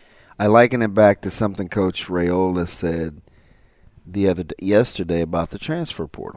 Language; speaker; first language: English; native; English